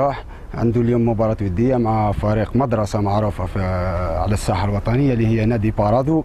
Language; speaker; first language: Arabic; native; Arabic